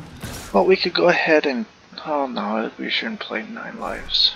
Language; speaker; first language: English; native; English